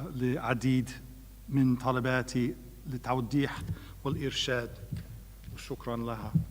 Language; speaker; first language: Arabic; non-native, learner; English